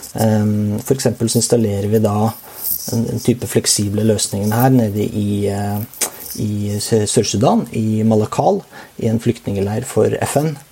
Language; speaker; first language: Norwegian; native; Norwegian